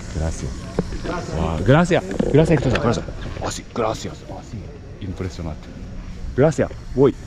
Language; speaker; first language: Spanish; non-native, learner; Japanese